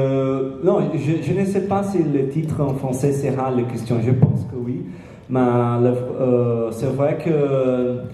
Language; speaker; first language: French; non-native, learner; Portuguese